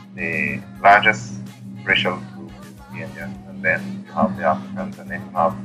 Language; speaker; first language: English; native; English